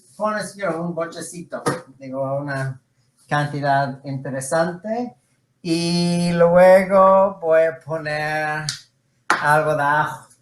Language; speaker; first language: Spanish; non-native, fluent; English